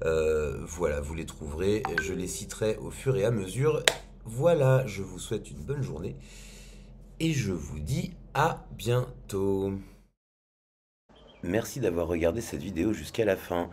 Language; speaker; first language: French; native; French